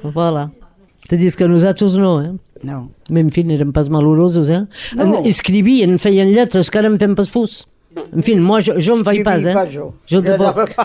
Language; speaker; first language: Catalan; native; Catalan